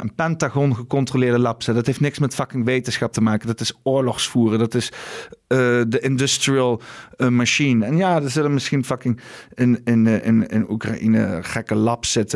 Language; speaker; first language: Dutch; native; Dutch